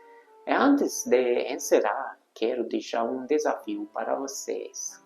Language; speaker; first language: Portuguese; non-native, fluent; Hungarian